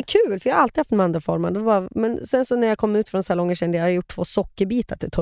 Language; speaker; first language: Swedish; native; Swedish